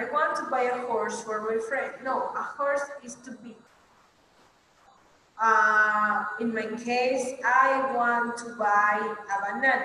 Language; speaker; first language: English; non-native, fluent; Spanish